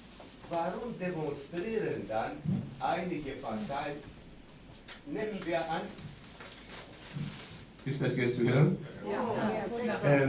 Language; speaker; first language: German; non-native, fluent; Greek